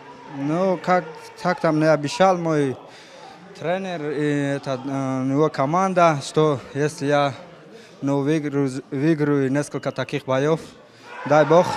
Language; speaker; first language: Russian; non-native, fluent; Tajik